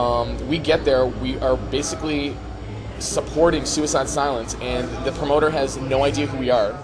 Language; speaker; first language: English; native; English